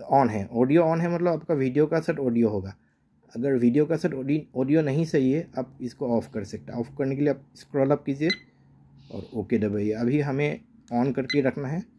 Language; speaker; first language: Hindi; non-native, local second language; Assamese